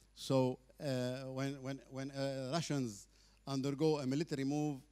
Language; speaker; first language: English; non-native, fluent; Arabic